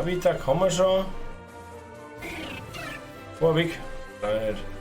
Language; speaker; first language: German; native; German